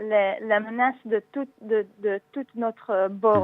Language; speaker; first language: French; non-native, learner; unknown